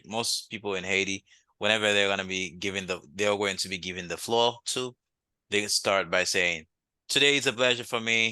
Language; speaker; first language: English; non-native, fluent; Haitian Creole